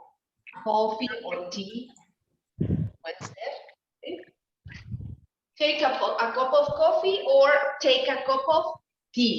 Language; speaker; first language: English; non-native, learner; Spanish